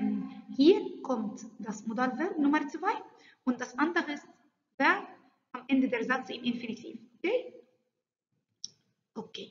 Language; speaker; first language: German; non-native, learner; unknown